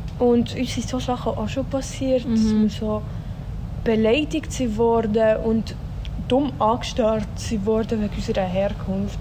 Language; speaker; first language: German; early bilingual, other home language; Swiss German